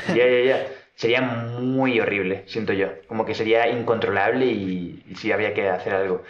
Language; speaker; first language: Spanish; native; Spanish